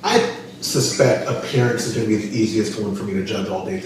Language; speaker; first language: English; native; English